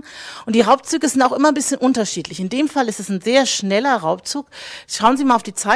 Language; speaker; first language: German; native; German